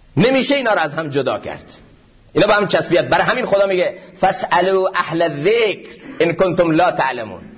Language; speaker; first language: Persian; native; Persian